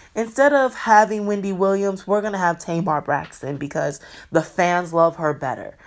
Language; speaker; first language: English; native; English